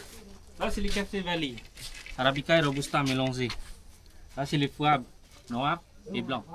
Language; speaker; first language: French; non-native, learner; Balinese